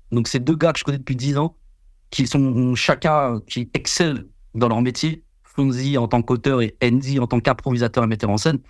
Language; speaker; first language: French; early bilingual, other home language; Vietnamese